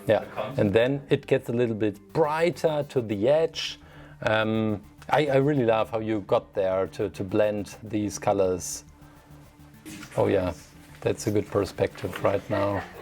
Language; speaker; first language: English; non-native, fluent; German